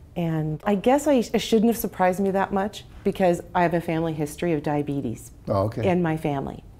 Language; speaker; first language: English; native; English